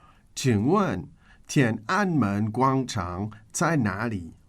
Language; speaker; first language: Chinese; non-native, learner; English